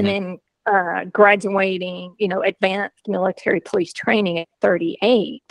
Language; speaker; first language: English; native; English